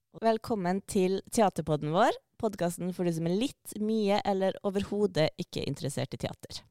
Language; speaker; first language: Norwegian; native; Norwegian